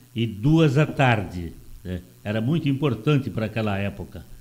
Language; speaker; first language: Portuguese; non-native, local second language; Italian